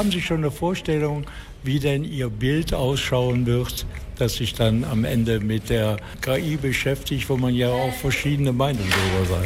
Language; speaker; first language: German; native; German